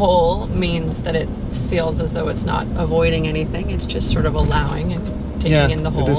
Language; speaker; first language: English; native; English